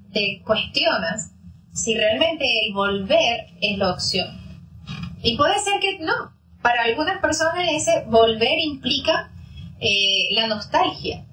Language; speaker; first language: Spanish; native; Spanish